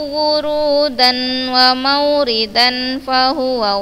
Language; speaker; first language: Arabic; non-native, fluent; Indonesian